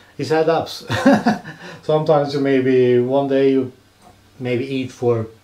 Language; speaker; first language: English; non-native, fluent; Swedish